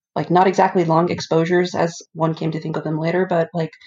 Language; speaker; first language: English; early bilingual, other home language; Icelandic